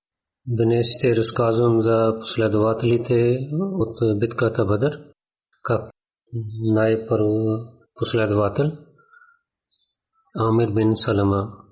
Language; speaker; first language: Bulgarian; non-native, learner; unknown